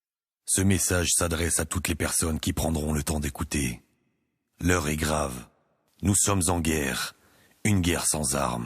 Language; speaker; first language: French; native; French